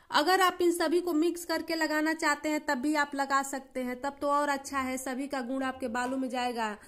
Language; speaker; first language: Hindi; native; Hindi